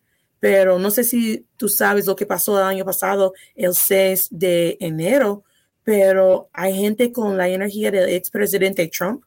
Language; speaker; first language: Spanish; non-native, fluent; English